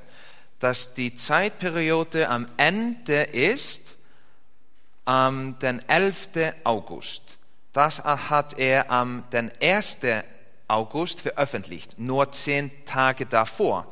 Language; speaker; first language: German; non-native, fluent; Icelandic